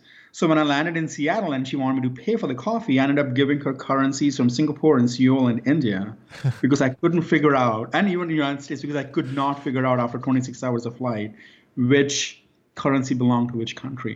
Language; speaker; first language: English; non-native, local second language; Hindi